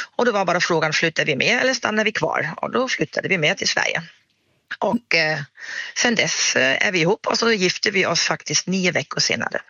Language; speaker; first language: Swedish; non-native, fluent; German